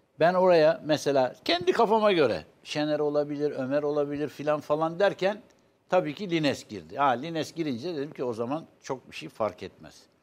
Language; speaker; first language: Turkish; native; Turkish